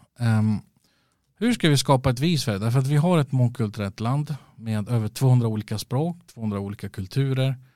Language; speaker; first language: Swedish; early bilingual, other home language; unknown